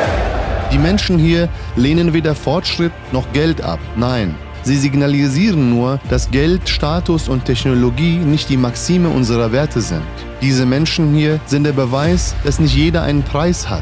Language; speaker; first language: German; native; German